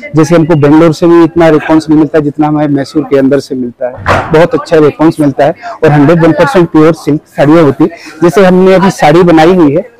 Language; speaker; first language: Hindi; non-native, local second language; Assamese